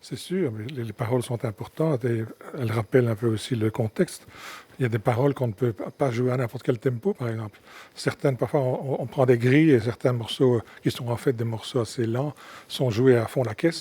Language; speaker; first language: French; native; French